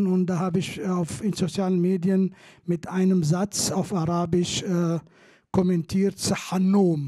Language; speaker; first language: German; non-native, fluent; Kurdish